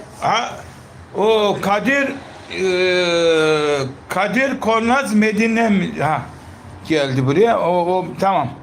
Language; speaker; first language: Turkish; native; Turkish